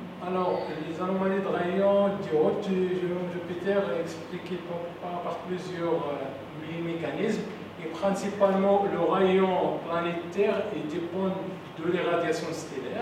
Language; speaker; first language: French; non-native, local second language; Arabic